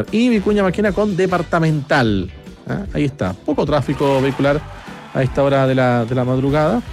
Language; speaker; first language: Spanish; native; Spanish